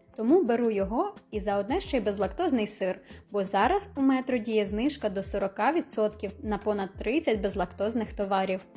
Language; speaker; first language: Ukrainian; native; Ukrainian